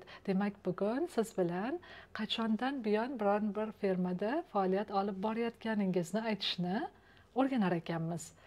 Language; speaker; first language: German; non-native, fluent; Uzbek